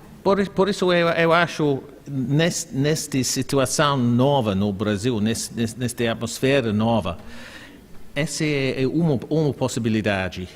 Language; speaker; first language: Portuguese; non-native, fluent; English